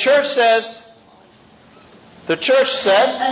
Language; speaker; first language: English; native; English